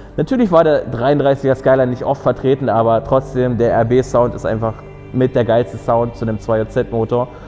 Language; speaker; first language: German; early bilingual, other home language; Polish